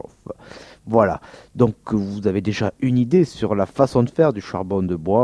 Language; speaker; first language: French; native; French